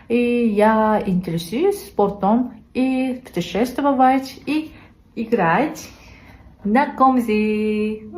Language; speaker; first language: Russian; non-native, learner; Japanese